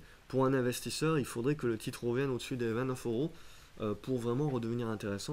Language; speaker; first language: French; native; French